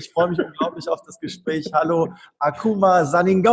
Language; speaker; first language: German; native; German